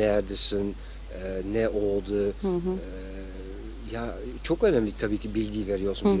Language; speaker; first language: Turkish; non-native, fluent; Dutch